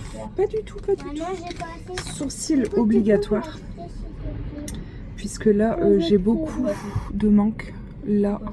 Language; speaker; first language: French; native; French